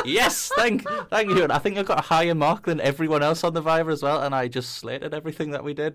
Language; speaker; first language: English; native; English